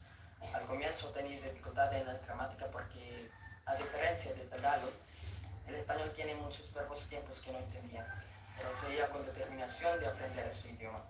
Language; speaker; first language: Spanish; non-native, learner; Filipino